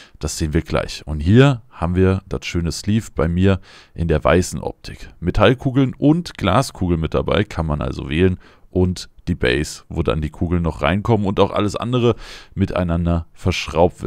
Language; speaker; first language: German; native; German